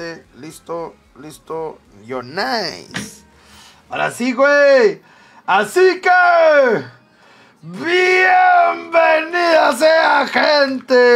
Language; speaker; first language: Spanish; native; Spanish